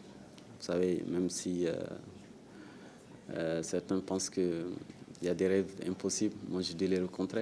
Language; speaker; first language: French; non-native, local second language; Wolof